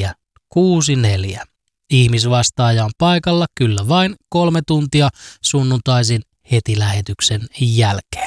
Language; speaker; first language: Finnish; native; Finnish